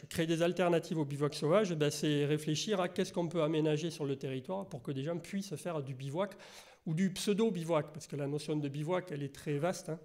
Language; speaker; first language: French; native; French